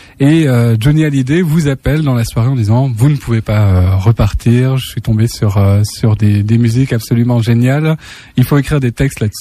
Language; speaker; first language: French; native; French